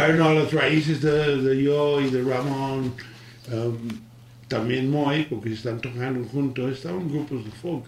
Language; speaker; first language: Spanish; non-native, learner; English